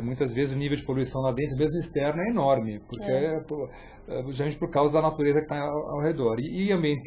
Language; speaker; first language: Portuguese; native; Portuguese